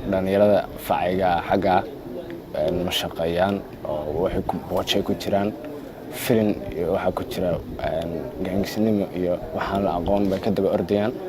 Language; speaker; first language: Somali; early bilingual, heritage; Somali